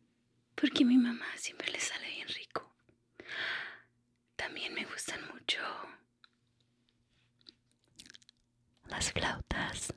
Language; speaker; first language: Spanish; early bilingual, heritage; Spanish